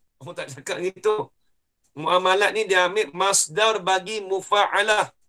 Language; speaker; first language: Malay; native; Malay